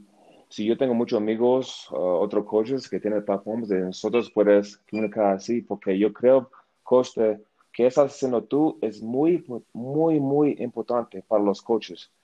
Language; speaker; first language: Spanish; non-native, learner; English